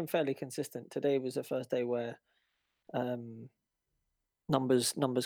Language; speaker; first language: English; native; English